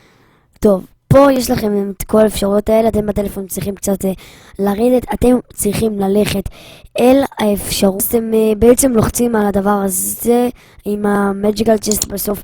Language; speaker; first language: Hebrew; native; Hebrew